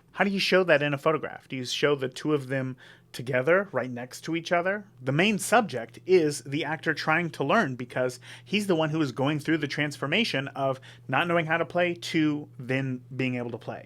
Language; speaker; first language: English; native; English